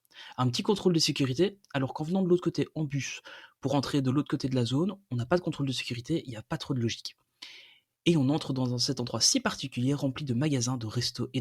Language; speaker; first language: French; native; French